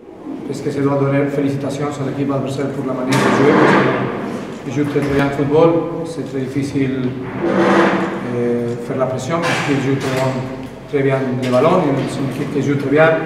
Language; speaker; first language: French; non-native, learner; Spanish